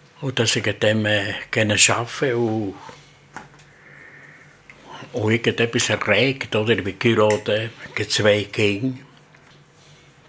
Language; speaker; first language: German; non-native, learner; Italian